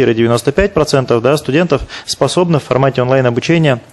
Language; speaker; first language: Russian; native; Russian